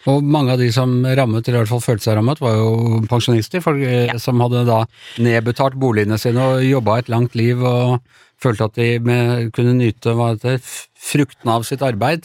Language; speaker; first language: Norwegian; native; Norwegian